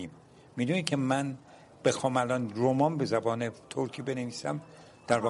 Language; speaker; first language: Persian; non-native, local second language; Turkish